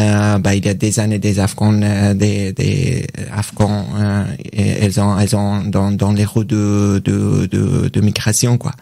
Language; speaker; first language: French; non-native, learner; Persian